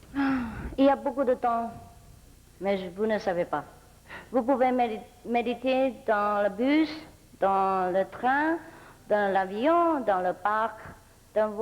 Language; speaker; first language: French; non-native, fluent; Vietnamese